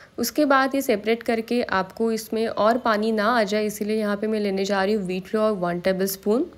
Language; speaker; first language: Hindi; non-native, local second language; Marathi